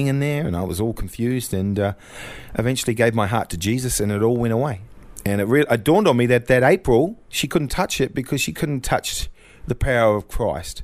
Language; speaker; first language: English; native; English